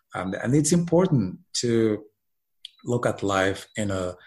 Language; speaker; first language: English; non-native, fluent; Arabic